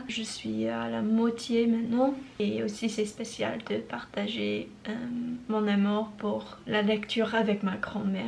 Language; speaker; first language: French; non-native, learner; English